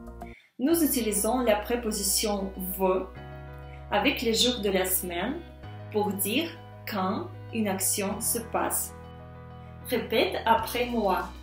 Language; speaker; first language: French; non-native, fluent; Russian